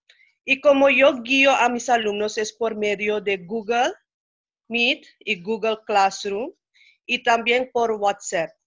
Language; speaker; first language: Spanish; non-native, fluent; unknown